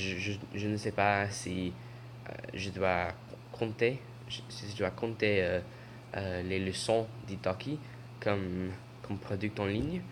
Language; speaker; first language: French; non-native, learner; English